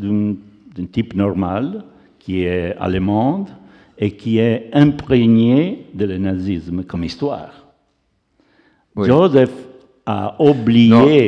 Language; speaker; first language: French; non-native, fluent; Italian